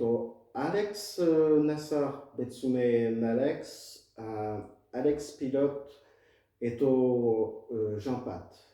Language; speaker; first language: Japanese; non-native, fluent; French